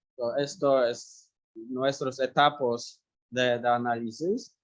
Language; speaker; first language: Spanish; non-native, learner; Polish